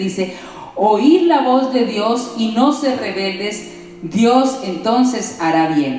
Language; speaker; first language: Spanish; native; Spanish